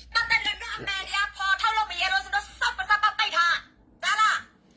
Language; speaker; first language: Burmese; native; Burmese